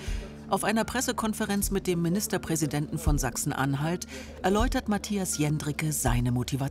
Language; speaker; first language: German; native; German